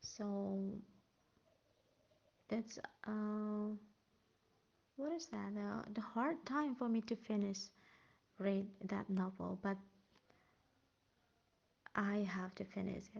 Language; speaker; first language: English; non-native, learner; Indonesian